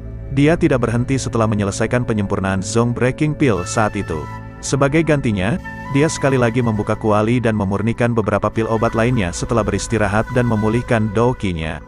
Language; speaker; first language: Indonesian; native; Indonesian